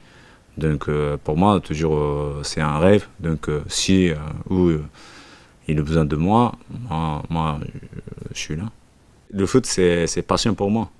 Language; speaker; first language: French; non-native, learner; Japanese